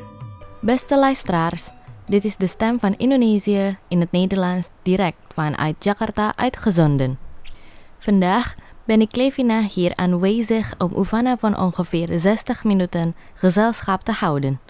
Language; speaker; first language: Dutch; non-native, fluent; Indonesian